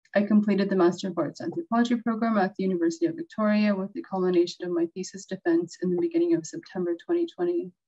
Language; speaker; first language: English; native; English